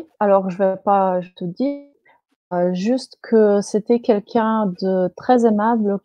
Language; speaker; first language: French; non-native, fluent; Slovenian